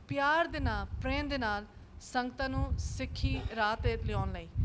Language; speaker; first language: Punjabi; early bilingual, heritage; Punjabi